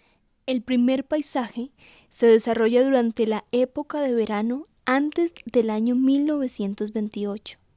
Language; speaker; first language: Spanish; native; Spanish